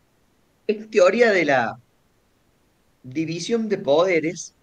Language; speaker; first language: Spanish; native; Spanish